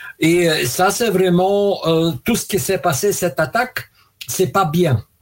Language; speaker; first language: French; non-native, fluent; Russian